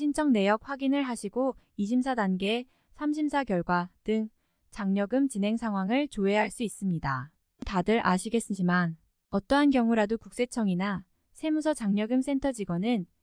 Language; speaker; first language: Korean; native; Korean